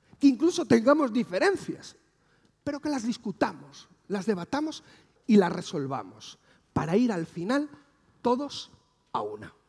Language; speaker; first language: Spanish; native; Spanish